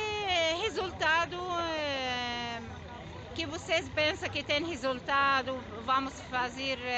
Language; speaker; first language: Portuguese; non-native, learner; Arabic